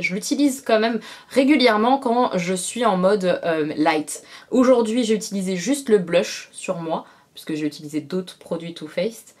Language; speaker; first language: French; native; French